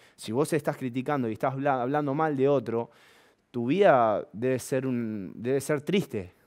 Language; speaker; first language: Spanish; native; Spanish